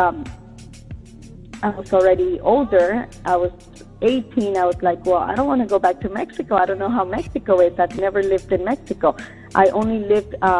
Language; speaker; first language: English; early bilingual, other home language; Spanish